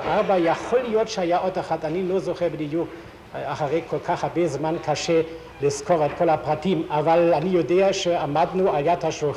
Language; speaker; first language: Hebrew; non-native, fluent; German